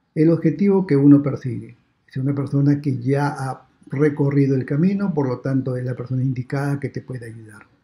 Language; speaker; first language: Spanish; native; Spanish